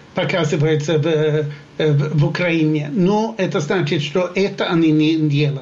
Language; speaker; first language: Russian; non-native, fluent; Swedish